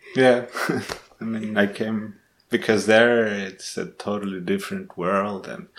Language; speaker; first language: English; non-native, learner; Spanish